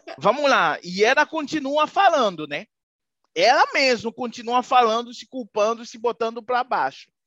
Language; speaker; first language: Portuguese; non-native, fluent; Haitian Creole